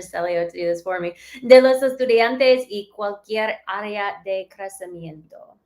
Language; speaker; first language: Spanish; early bilingual, heritage; English